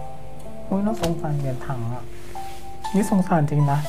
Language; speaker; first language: Thai; native; Thai